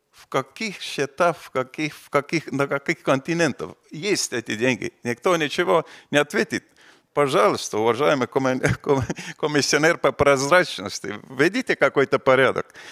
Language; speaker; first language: Russian; non-native, fluent; Estonian